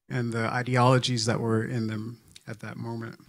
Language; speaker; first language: English; native; English